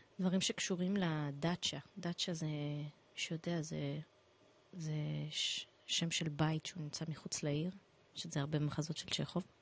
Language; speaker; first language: Hebrew; early bilingual, other home language; Russian